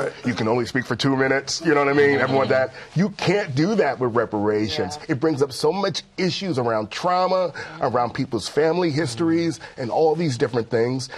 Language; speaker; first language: English; native; English